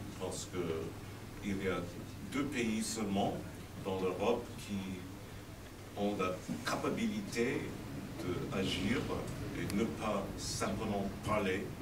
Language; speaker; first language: French; non-native, fluent; English